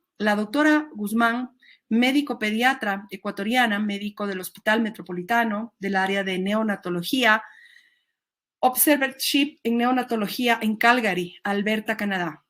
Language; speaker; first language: Spanish; native; Spanish